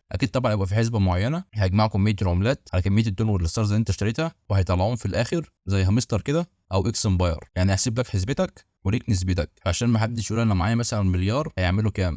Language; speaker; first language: Arabic; native; Arabic